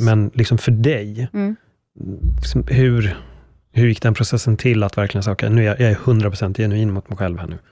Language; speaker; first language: Swedish; native; Swedish